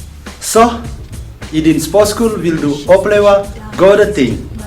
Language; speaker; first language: Danish; non-native, learner; Indonesian